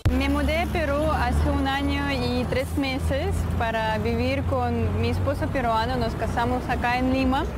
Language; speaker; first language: Spanish; non-native, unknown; Russian